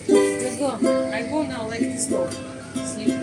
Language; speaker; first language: English; non-native, learner; Russian